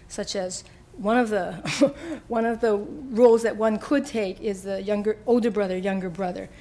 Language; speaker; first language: English; native; English